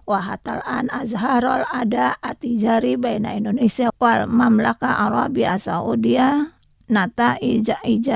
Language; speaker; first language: Arabic; non-native, fluent; Indonesian